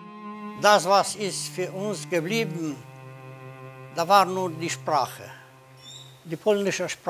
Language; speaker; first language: German; non-native, learner; Polish